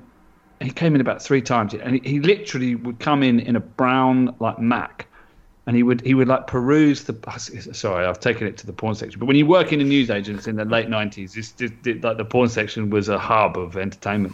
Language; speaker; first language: English; native; English